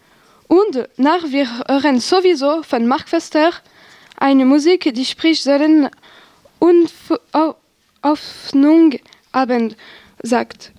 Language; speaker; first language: German; non-native, learner; French